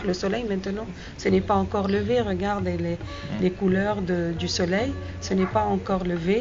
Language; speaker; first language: French; non-native, fluent; Arabic